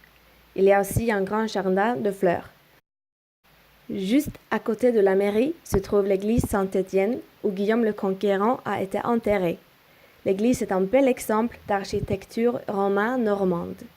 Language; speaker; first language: French; non-native, learner; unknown